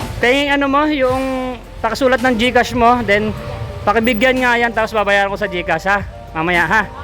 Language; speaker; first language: Filipino; native; Filipino